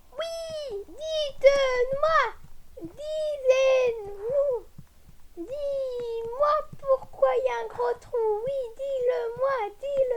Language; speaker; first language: French; native; French